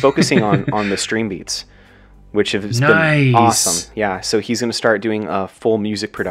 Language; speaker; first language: English; native; English